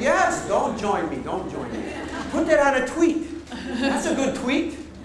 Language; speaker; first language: English; native; English